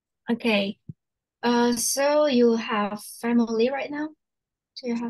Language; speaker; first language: English; non-native, fluent; Indonesian